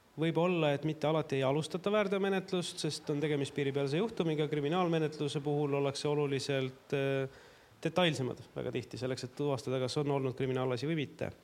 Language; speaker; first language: Estonian; native; Estonian